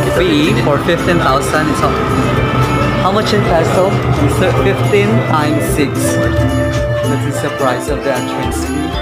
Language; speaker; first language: English; non-native, learner; Filipino